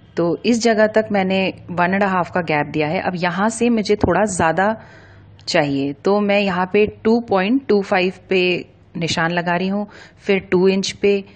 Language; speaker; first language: Hindi; native; Hindi